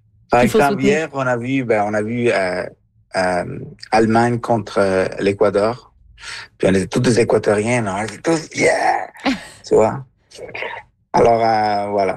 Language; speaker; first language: French; non-native, fluent; Spanish